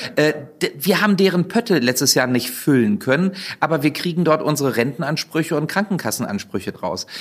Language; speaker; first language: German; native; German